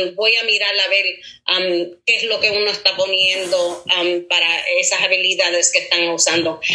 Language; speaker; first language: Spanish; early bilingual, heritage; Spanish